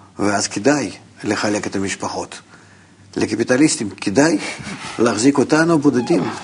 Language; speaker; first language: Hebrew; non-native, fluent; Russian